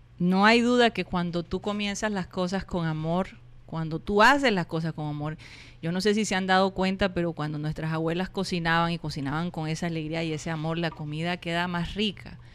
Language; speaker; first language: Spanish; native; Spanish